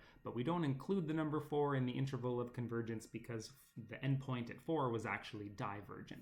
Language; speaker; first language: English; native; English